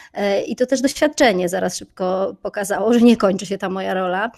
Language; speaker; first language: Polish; native; Polish